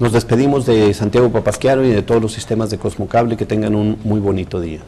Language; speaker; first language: Spanish; native; Spanish